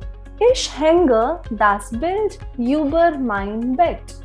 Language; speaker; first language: German; non-native, fluent; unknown